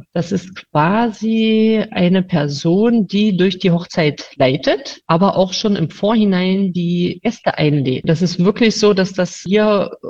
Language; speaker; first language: German; non-native, local second language; Upper Sorbian